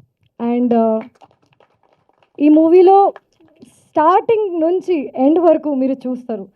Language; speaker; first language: Telugu; non-native, fluent; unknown